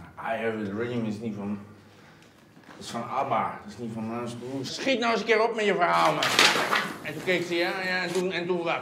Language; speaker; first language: Dutch; native; Dutch